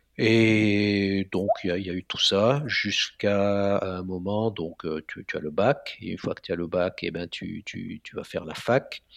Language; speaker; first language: French; non-native, local second language; Arabic